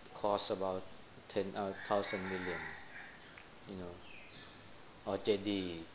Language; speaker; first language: English; non-native, fluent; Thai